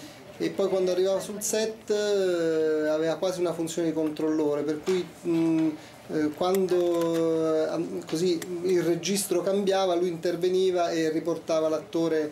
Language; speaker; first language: Italian; native; Italian